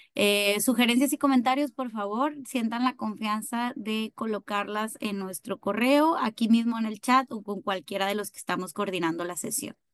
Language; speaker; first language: Spanish; native; Spanish